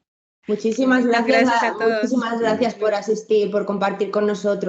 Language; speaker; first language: Spanish; native; Spanish